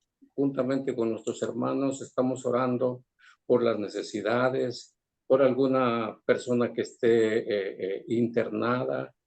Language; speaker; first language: Spanish; native; Spanish